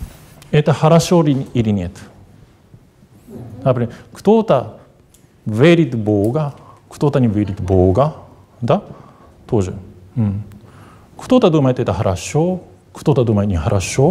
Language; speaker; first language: Russian; non-native, fluent; Japanese